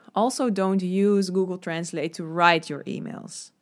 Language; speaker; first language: English; non-native, fluent; Dutch